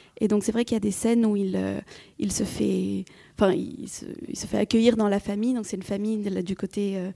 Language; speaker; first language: French; early bilingual, other home language; Vietnamese